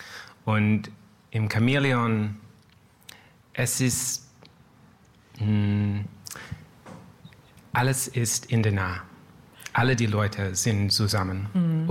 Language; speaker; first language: German; non-native, learner; French